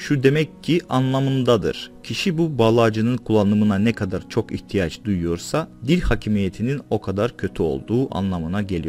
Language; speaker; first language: Turkish; non-native, fluent; Russian